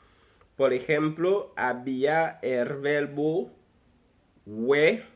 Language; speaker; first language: Spanish; non-native, fluent; Haitian Creole